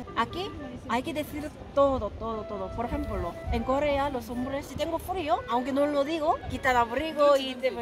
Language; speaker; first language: Spanish; non-native, fluent; Korean